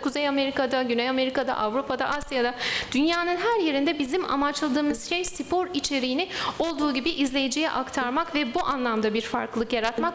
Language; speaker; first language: Turkish; native; Turkish